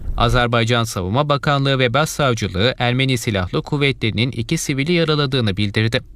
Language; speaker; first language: Turkish; native; Turkish